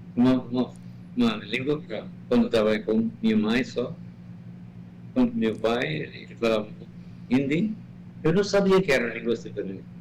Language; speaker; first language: Portuguese; non-native, fluent; Malayalam